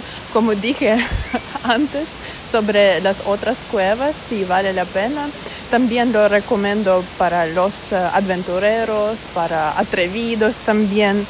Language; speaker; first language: Spanish; non-native, fluent; Russian